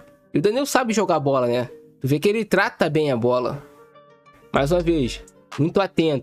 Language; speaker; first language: Portuguese; native; Portuguese